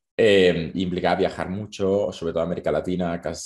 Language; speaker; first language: Spanish; native; Spanish